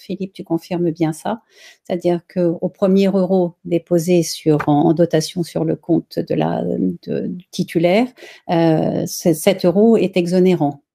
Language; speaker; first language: French; native; French